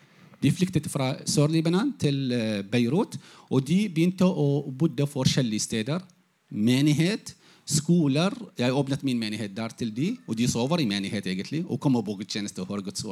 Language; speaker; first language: Norwegian; non-native, fluent; Arabic